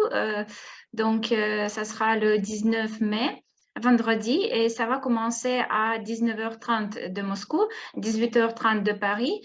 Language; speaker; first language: French; non-native, fluent; Russian